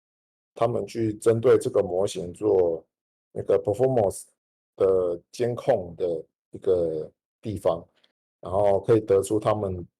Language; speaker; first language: Chinese; native; Chinese